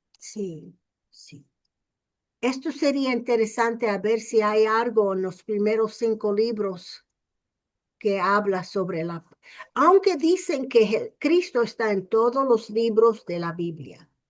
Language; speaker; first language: Spanish; early bilingual, heritage; English